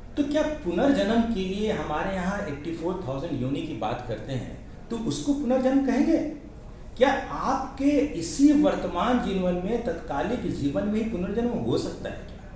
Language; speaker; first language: Hindi; native; Hindi